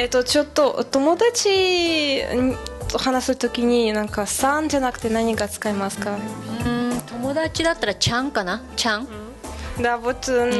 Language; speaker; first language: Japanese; non-native, fluent; Russian